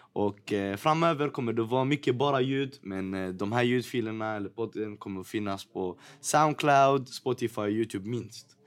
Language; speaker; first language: Swedish; native; Swedish